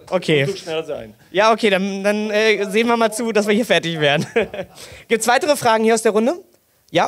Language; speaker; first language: German; native; German